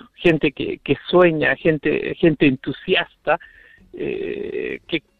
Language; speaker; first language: Spanish; native; Spanish